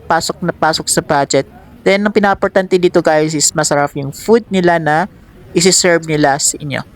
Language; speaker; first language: Filipino; non-native, local second language; Maranao